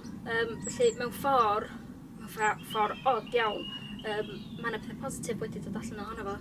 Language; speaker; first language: Welsh; native; Welsh